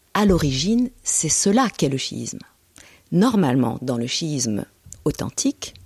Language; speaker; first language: French; early bilingual, other home language; Persian